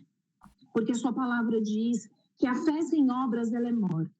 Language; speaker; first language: Portuguese; native; Portuguese